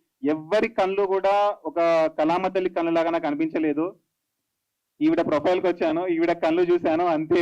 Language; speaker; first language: Telugu; native; Telugu